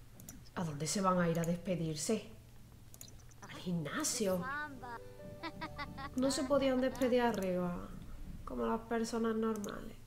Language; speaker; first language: Spanish; native; Spanish